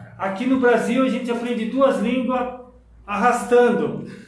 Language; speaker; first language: Portuguese; native; Portuguese